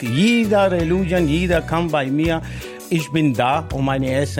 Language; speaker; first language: German; non-native, learner; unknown